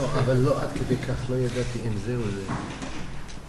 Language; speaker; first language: Hebrew; non-native, fluent; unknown